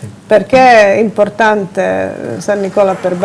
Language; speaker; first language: Italian; non-native, fluent; Serbian